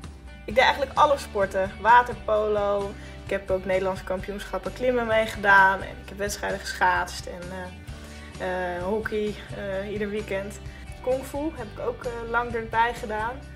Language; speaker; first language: Dutch; native; Dutch